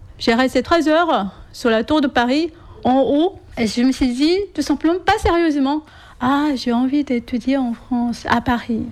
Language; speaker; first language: French; non-native, fluent; Korean